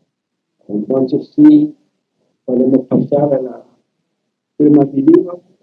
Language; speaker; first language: Spanish; non-native, learner; English